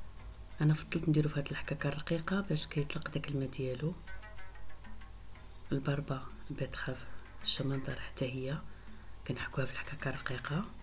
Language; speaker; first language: Arabic; native; Arabic